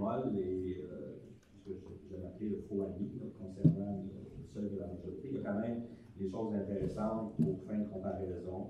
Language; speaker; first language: French; native; French